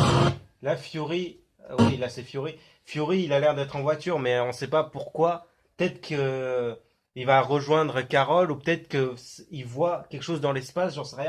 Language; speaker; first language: French; native; French